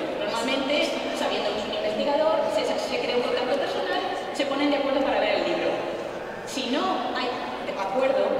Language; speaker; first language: Spanish; native; Spanish